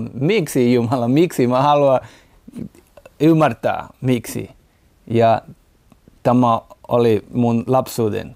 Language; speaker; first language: Finnish; non-native, learner; Portuguese